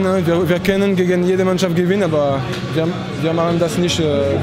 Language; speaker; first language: German; non-native, fluent; French